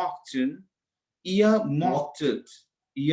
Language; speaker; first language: German; non-native, fluent; Hindi